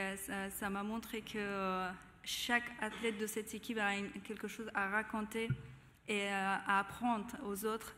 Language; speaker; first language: French; non-native, fluent; Persian